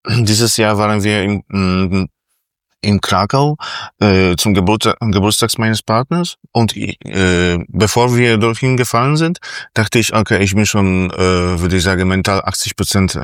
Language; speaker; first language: German; non-native, fluent; Polish